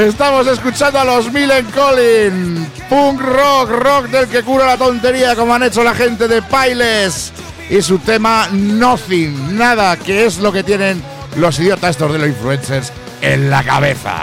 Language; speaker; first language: Spanish; native; Spanish